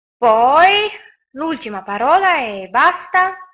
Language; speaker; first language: Italian; non-native, fluent; Russian